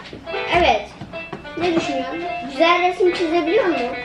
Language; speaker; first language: Turkish; native; Turkish